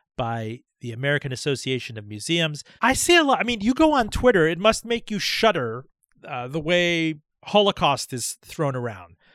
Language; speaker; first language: English; early bilingual, other home language; Persian